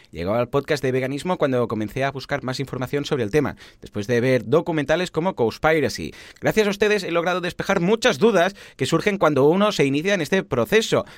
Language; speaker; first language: Spanish; native; Spanish